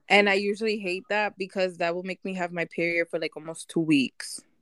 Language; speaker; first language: English; early bilingual, other home language; Spanish